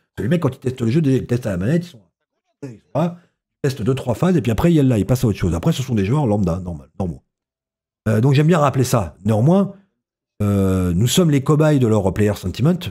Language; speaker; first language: French; native; French